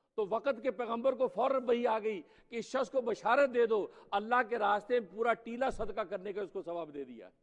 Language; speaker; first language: Urdu; non-native, local second language; Punjabi